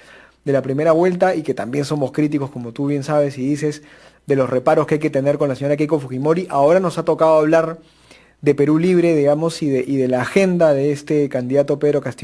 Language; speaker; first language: Spanish; native; Spanish